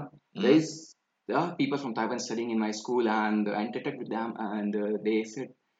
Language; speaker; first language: English; non-native, local second language; Hindi